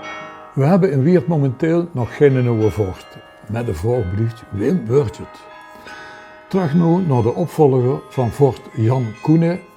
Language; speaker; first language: Dutch; native; Dutch